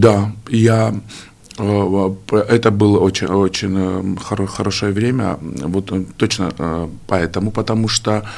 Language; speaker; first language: Russian; non-native, fluent; Georgian